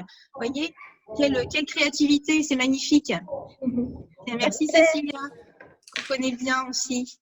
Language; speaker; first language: French; native; French